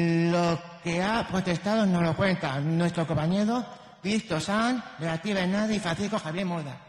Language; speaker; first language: Spanish; native; Spanish